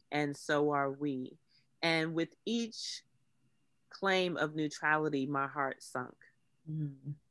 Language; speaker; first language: English; native; English